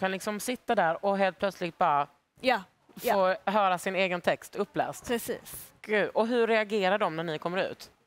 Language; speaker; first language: Swedish; native; Swedish